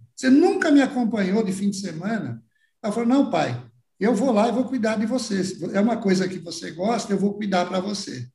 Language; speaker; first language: Portuguese; early bilingual, other home language; Italian